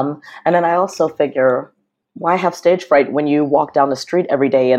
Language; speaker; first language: English; native; English